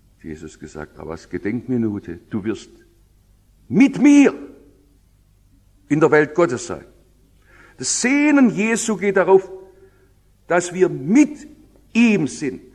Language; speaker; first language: German; native; German